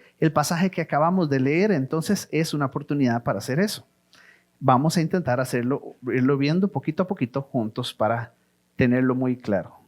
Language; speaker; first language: Spanish; native; Spanish